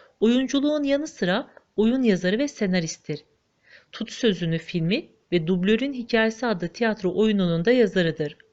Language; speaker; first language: Turkish; native; Turkish